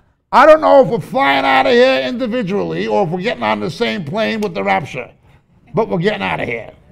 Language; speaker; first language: English; native; English